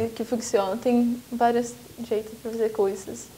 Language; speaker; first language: Portuguese; non-native, fluent; Swedish